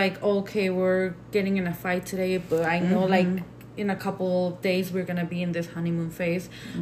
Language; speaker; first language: English; non-native, fluent; Spanish